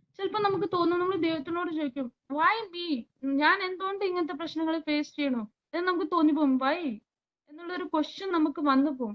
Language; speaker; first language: Malayalam; early bilingual, heritage; Malayalam